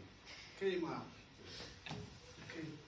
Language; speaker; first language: Chinese; non-native, learner; Somali